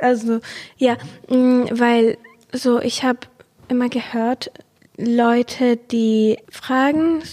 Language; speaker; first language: German; non-native, fluent; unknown